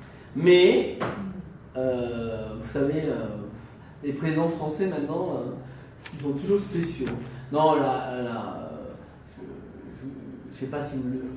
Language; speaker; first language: French; non-native, fluent; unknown